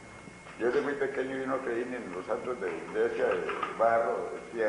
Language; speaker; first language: Spanish; native; Spanish